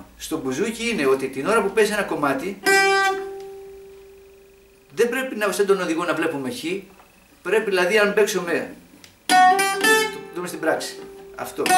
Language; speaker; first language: Greek; native; Greek